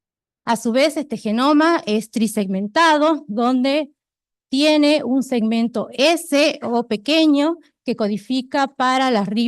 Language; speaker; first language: Spanish; native; Spanish